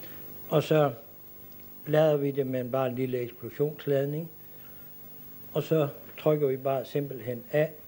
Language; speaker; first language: Danish; native; Danish